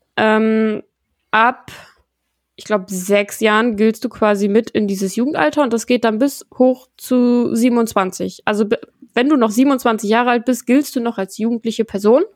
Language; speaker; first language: German; native; German